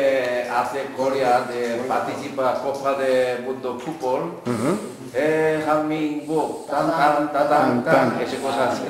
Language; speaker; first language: Spanish; non-native, learner; Korean